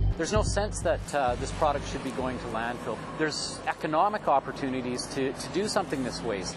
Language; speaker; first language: English; native; English